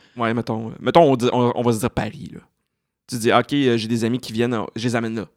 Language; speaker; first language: French; native; French